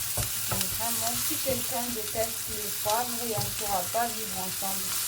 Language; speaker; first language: French; non-native, local second language; Malagasy